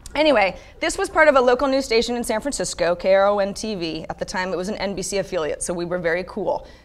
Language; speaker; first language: English; native; English